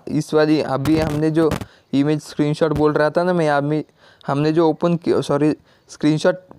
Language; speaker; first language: Hindi; non-native, local second language; Marathi